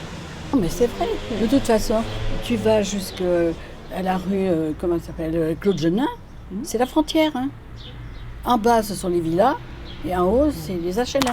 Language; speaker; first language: French; native; French